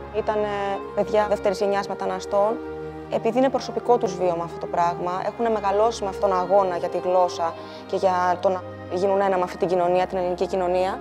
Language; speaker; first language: Greek; native; Greek